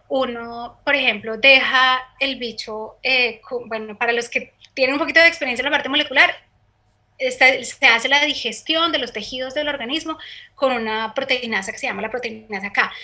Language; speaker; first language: Spanish; native; Spanish